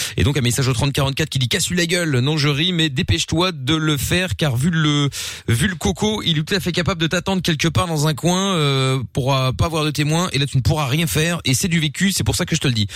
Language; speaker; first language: French; native; French